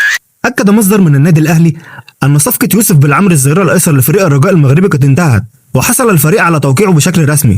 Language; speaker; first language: Arabic; native; Arabic